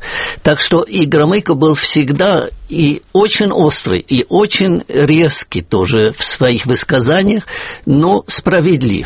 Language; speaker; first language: Russian; non-native, fluent; German